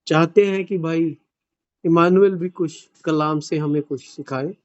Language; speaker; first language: Hindi; non-native, local second language; Punjabi